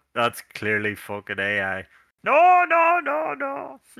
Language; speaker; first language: English; native; English